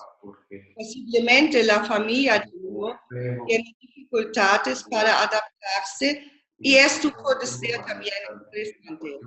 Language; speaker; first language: Spanish; non-native, fluent; German